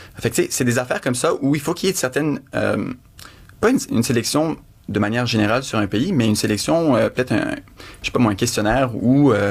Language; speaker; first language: French; early bilingual, other home language; Arabic